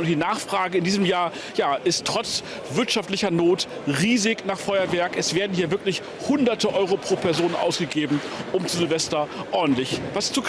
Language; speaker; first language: German; native; German